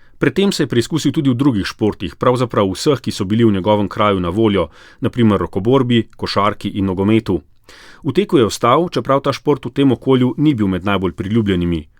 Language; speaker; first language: Slovenian; native; Slovenian